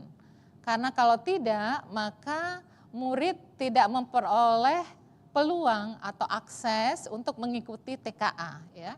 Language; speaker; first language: Indonesian; native; Indonesian